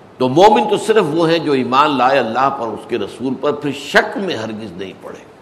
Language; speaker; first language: Urdu; native; Urdu